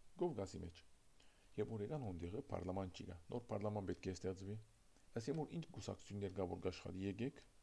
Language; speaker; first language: Armenian; early bilingual, heritage; Armenian